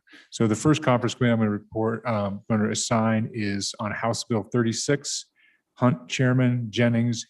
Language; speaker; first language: English; native; English